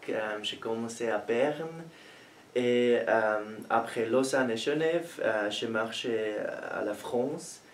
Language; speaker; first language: French; non-native, learner; German